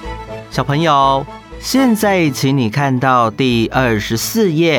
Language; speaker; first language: Chinese; native; Chinese